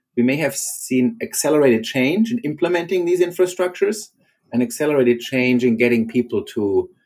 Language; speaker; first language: English; non-native, fluent; German